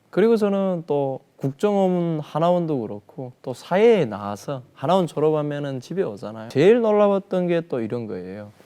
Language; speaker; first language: Korean; native; Korean